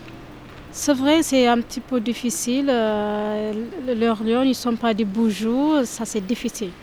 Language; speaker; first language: French; non-native, learner; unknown